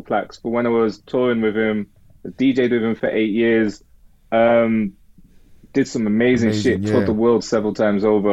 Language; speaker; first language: English; native; English